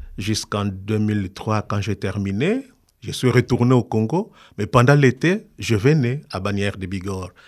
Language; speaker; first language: French; non-native, local second language; Kongo